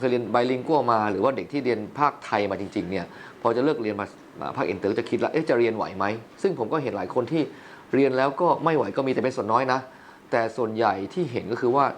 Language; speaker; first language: Thai; native; Thai